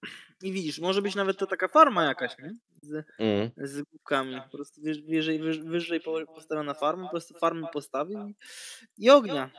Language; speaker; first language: Polish; native; Polish